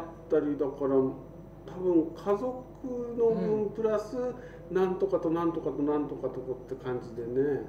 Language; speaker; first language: Japanese; native; Japanese